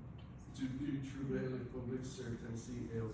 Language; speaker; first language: French; non-native, learner; English